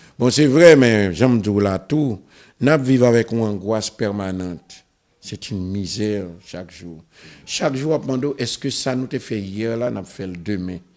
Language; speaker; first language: French; non-native, local second language; Haitian Creole